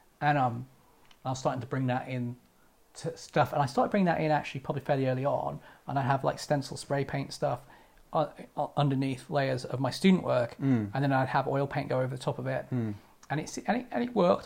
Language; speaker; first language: English; native; English